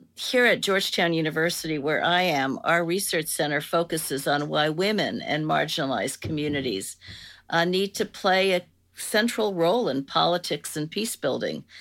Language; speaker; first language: English; native; English